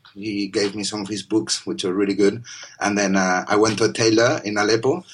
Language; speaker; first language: English; non-native, fluent; Spanish